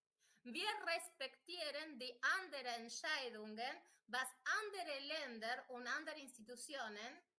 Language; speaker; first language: German; non-native, fluent; Spanish